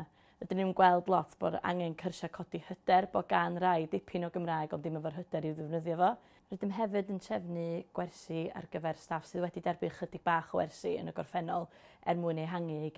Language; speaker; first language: Welsh; native; Welsh